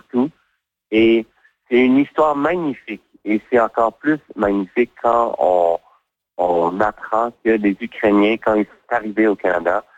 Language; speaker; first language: French; native; French